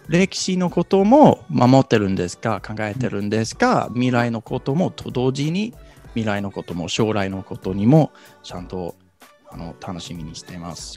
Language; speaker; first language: Japanese; non-native, fluent; English